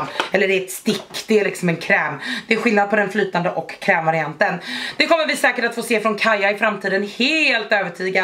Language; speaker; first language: Swedish; native; Swedish